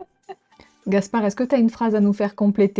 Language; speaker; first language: French; native; French